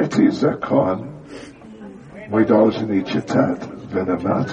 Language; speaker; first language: Russian; non-native, learner; English